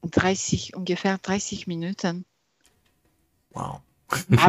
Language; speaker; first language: German; non-native, learner; French